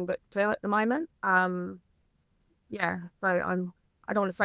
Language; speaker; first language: English; native; English